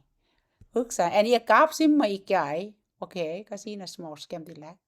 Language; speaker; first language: Icelandic; non-native, learner; Thai